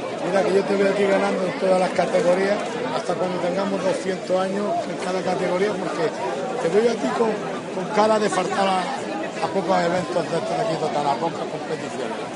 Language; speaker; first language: Spanish; native; Spanish